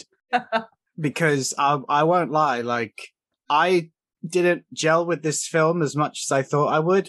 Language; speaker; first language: English; native; English